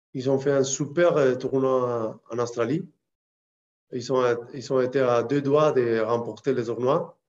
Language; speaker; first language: French; non-native, fluent; Spanish